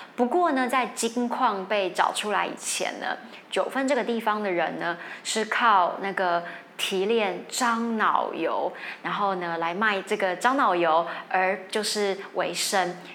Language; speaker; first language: Chinese; native; Chinese